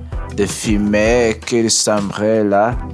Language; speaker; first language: French; non-native, learner; English